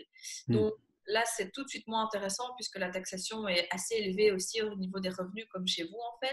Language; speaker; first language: French; native; French